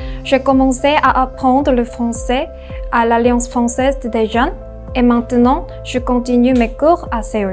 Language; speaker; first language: French; non-native, learner; Korean